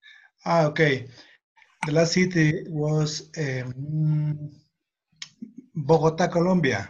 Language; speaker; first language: English; non-native, learner; Spanish